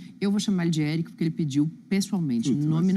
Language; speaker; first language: Portuguese; native; Portuguese